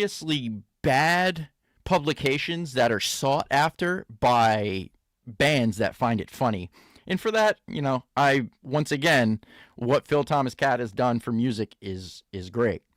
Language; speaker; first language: English; native; English